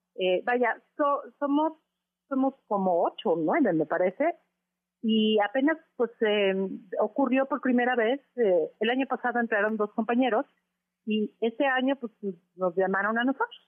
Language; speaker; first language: Spanish; native; Spanish